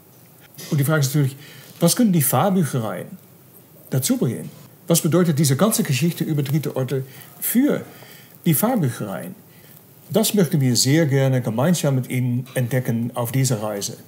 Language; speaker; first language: German; non-native, fluent; Dutch